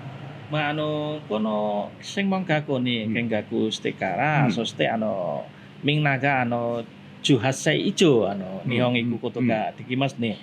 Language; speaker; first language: Japanese; non-native, fluent; Indonesian